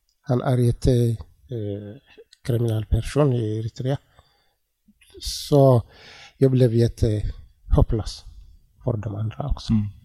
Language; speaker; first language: Swedish; non-native, learner; Tigrinya